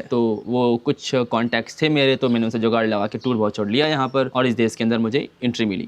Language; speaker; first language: Hindi; native; Hindi